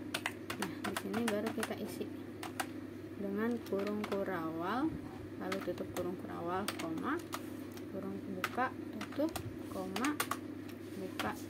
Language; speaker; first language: Indonesian; native; Indonesian